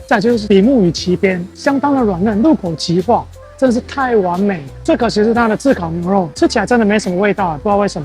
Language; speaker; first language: Chinese; native; Chinese